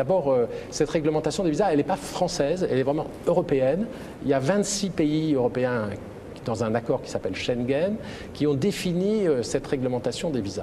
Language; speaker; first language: French; native; French